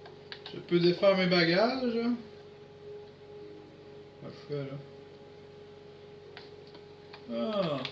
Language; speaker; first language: French; native; French